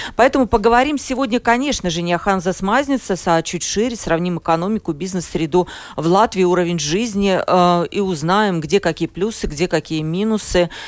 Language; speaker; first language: Russian; native; Russian